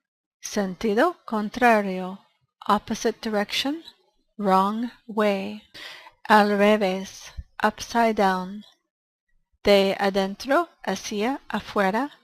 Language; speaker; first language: Spanish; non-native, fluent; English